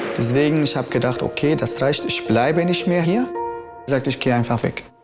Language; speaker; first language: German; non-native, learner; Arabic